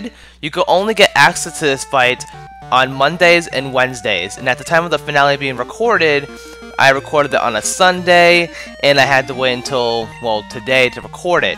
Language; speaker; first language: English; native; English